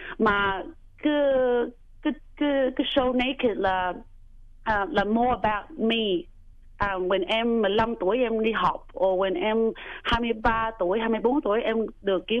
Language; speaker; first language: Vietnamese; early bilingual, heritage; Vietnamese